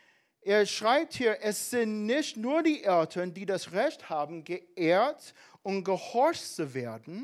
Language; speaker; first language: German; non-native, fluent; English